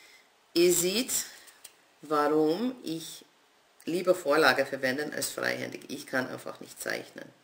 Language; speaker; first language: German; non-native, fluent; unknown